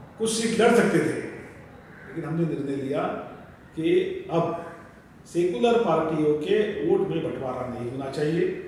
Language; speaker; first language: Hindi; non-native, local second language; Marathi